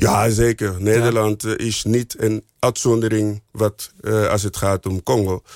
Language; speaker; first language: Dutch; non-native, fluent; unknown